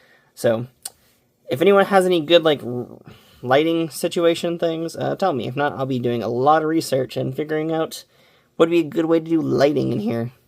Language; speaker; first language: English; native; English